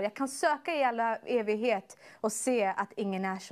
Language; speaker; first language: Swedish; early bilingual, other home language; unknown